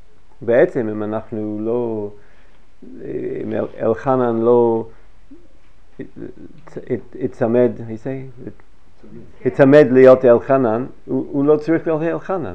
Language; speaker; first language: Hebrew; non-native, fluent; English